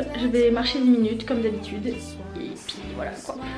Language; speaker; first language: French; native; French